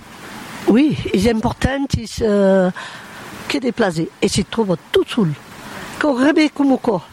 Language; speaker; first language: French; non-native, local second language; Occitan